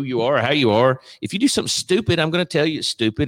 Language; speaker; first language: English; native; English